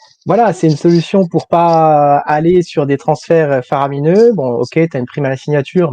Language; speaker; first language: French; native; French